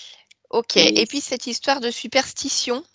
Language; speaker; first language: French; native; French